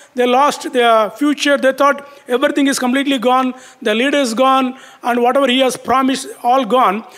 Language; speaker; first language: English; non-native, local second language; Tamil